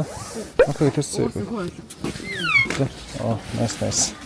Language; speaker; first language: Korean; non-native, learner; Mongolian